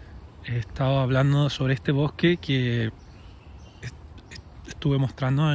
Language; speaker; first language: Spanish; early bilingual, heritage; English